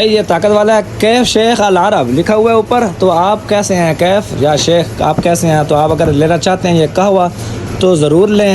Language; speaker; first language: Hindi; native; Hindi